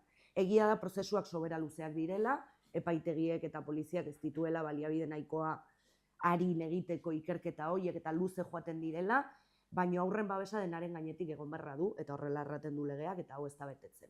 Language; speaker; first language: Basque; native; Basque